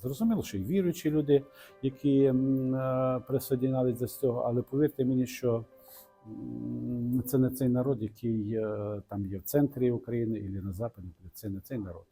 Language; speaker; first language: Ukrainian; non-native, local second language; Russian